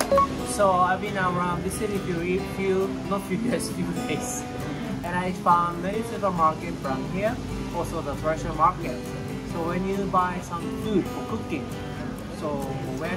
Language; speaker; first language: English; non-native, learner; Japanese